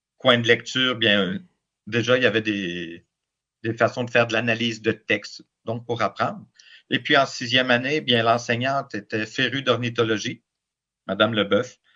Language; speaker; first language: French; native; French